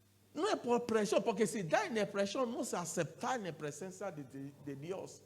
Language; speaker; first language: Spanish; non-native, learner; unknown